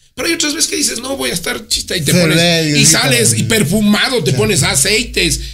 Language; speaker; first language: Spanish; native; Spanish